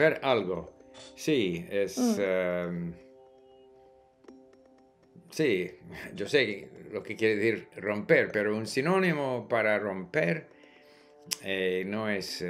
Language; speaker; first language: Spanish; non-native, fluent; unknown